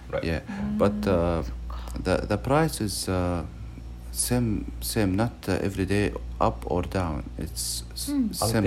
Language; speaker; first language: English; non-native, learner; Arabic